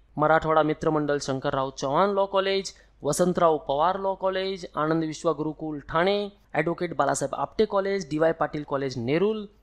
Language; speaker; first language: Marathi; non-native, local second language; Hindi